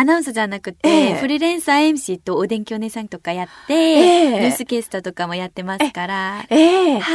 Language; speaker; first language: Japanese; non-native, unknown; Korean